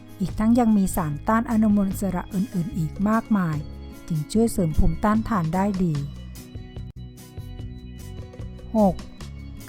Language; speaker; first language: Thai; native; Thai